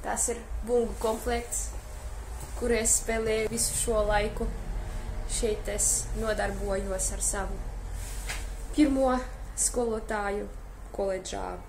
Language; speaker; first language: Latvian; non-native, fluent; Russian